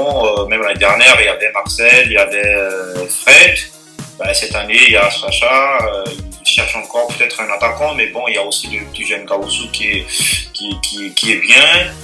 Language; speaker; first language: French; non-native, local second language; Malagasy